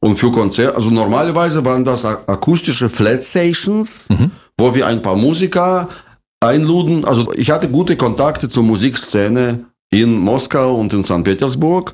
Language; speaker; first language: German; non-native, fluent; Russian